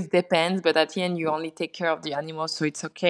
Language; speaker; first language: English; non-native, fluent; French